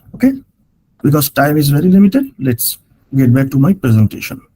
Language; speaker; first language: English; non-native, local second language; Bangla